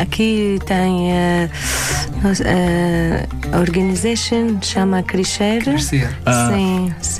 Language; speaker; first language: Portuguese; non-native, learner; Arabic